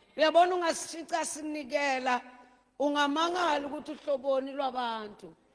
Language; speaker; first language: Zulu; native; Zulu